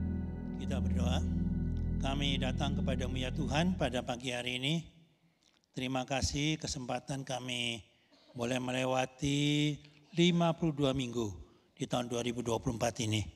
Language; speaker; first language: Indonesian; native; Indonesian